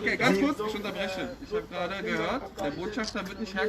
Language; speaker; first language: German; native; German